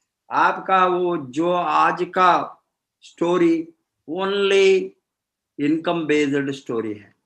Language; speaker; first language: Hindi; non-native, fluent; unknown